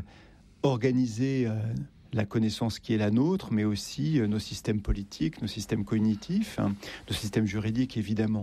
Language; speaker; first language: French; native; French